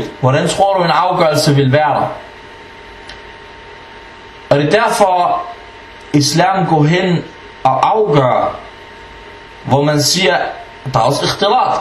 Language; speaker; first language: Danish; non-native, fluent; Arabic